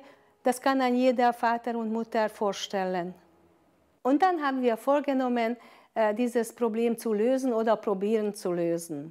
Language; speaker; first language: German; non-native, fluent; Hungarian